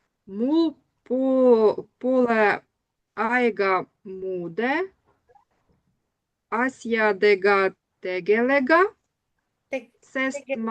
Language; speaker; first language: Estonian; non-native, learner; Russian